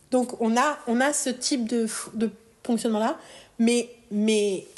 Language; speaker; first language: French; native; French